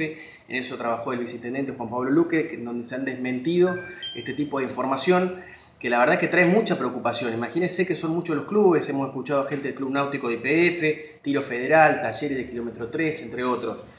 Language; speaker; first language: Spanish; native; Spanish